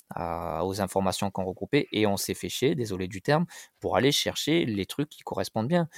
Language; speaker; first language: French; native; French